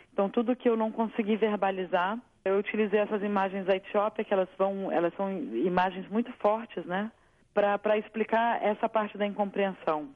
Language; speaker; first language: Portuguese; native; Portuguese